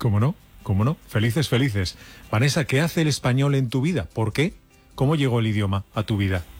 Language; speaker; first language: Spanish; native; Spanish